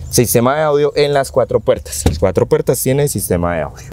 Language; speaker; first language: Spanish; native; Spanish